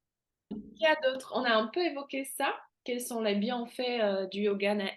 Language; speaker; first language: French; non-native, fluent; Slovak